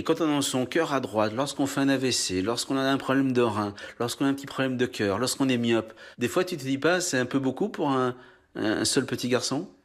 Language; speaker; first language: French; native; French